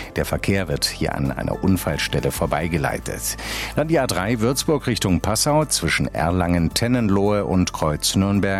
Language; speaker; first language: German; native; German